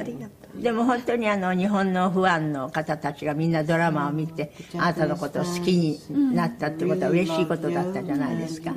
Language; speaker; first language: Japanese; native; Japanese